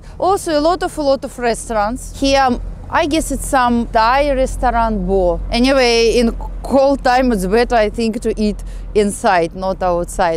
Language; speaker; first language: English; non-native, fluent; Russian